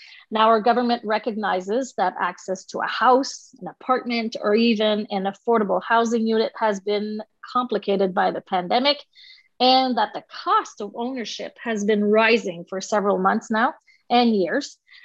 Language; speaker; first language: English; non-native, local second language; French